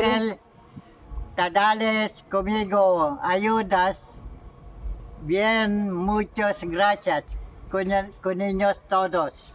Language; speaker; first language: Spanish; non-native, learner; Filipino